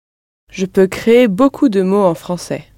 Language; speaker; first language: French; non-native, learner; English